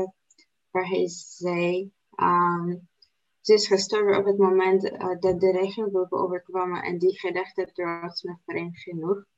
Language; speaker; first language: Dutch; non-native, learner; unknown